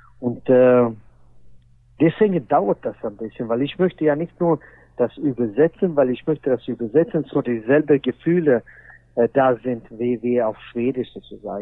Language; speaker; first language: German; non-native, fluent; Swedish